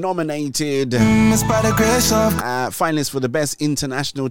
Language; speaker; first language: English; native; English